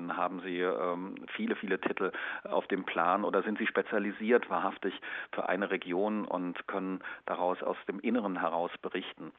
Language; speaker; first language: German; native; German